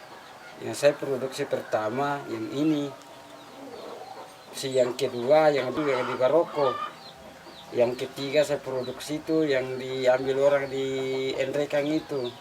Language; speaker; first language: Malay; non-native, local second language; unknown